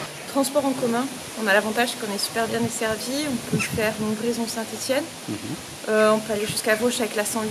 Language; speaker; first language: French; native; French